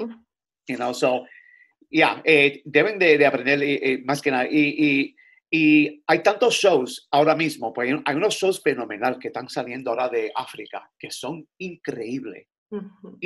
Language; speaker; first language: Spanish; early bilingual, other home language; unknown